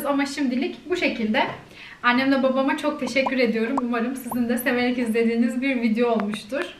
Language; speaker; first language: Turkish; native; Turkish